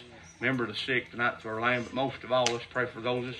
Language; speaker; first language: English; native; English